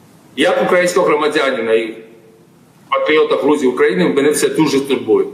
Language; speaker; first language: Ukrainian; non-native, fluent; Georgian